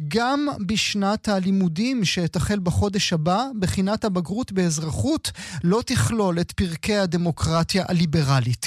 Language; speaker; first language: Hebrew; native; Hebrew